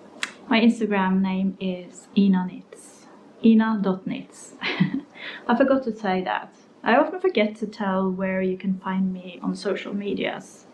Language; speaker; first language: English; non-native, fluent; Norwegian